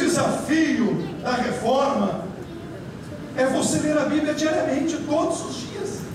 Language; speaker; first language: Portuguese; native; Portuguese